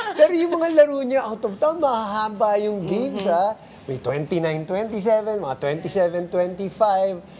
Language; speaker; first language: Filipino; native; Filipino